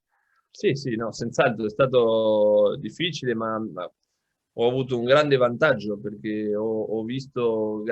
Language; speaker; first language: Italian; non-native, local second language; Spanish